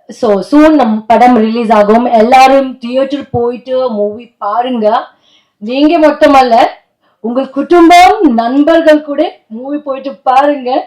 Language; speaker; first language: Tamil; non-native, learner; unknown